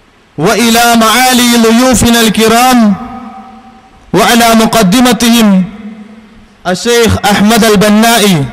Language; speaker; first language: Arabic; non-native, fluent; Malayalam